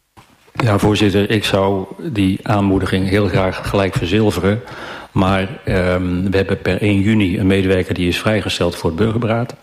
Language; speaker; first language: Dutch; native; Dutch